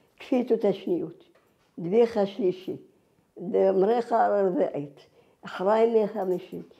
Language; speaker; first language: Hebrew; non-native, fluent; Arabic